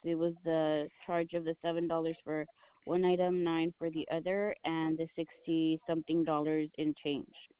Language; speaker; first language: English; early bilingual, other home language; Spanish